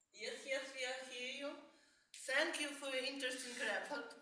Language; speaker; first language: English; non-native, learner; Ukrainian